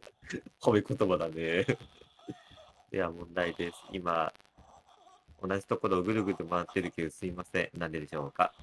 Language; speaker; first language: Japanese; native; Japanese